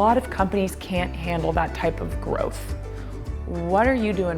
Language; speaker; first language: English; native; English